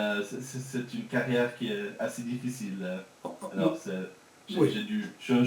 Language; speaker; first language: French; early bilingual, heritage; French